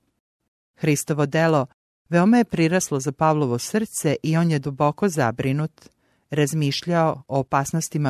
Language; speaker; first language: Serbian; native; Serbian